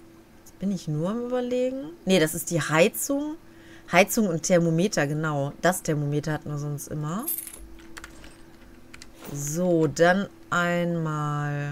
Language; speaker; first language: German; native; German